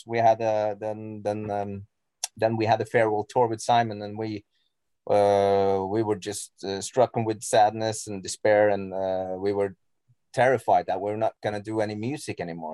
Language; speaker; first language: English; non-native, fluent; Norwegian